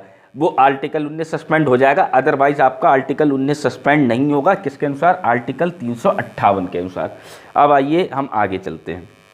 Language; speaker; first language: Hindi; native; Hindi